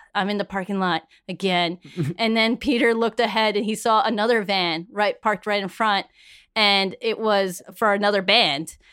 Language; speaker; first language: English; early bilingual, other home language; Spanish